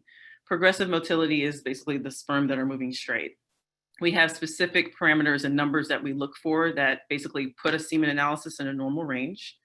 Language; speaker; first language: English; native; English